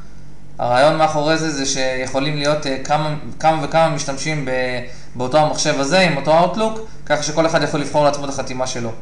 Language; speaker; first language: Hebrew; native; Hebrew